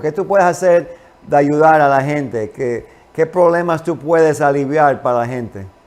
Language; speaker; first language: Spanish; non-native, fluent; English